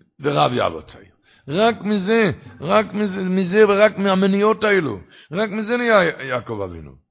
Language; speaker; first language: Hebrew; non-native, local second language; Yiddish